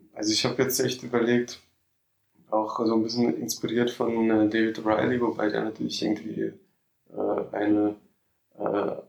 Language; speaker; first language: German; native; German